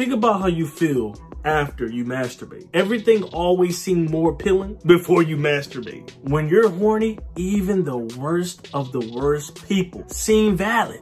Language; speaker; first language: English; native; English